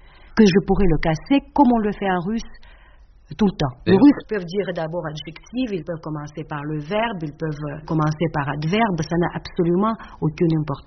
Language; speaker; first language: French; non-native, fluent; Russian